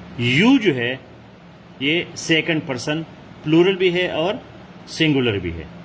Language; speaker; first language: Urdu; non-native, local second language; Pashto